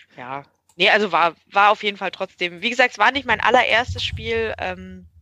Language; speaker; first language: German; native; German